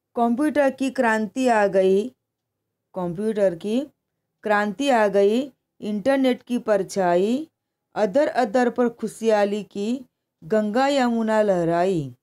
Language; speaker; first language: Hindi; non-native, local second language; Gujarati